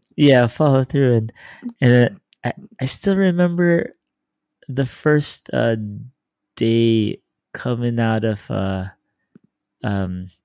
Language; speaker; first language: English; native; English